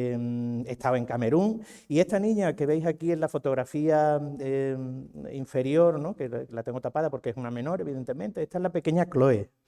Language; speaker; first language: Spanish; native; Spanish